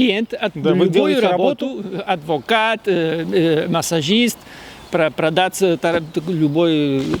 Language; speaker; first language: Russian; non-native, fluent; Spanish